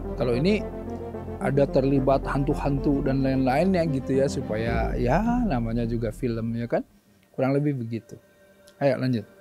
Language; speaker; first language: Indonesian; non-native, local second language; Sundanese